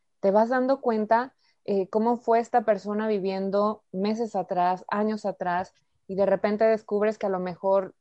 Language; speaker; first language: Spanish; native; Spanish